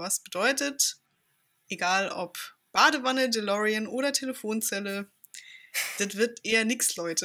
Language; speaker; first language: German; native; German